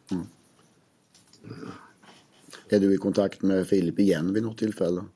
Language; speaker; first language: Swedish; native; Swedish